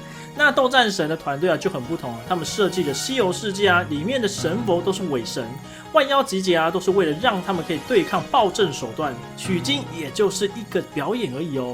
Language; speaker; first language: Chinese; native; Chinese